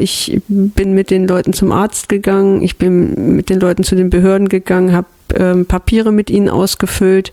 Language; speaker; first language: German; native; German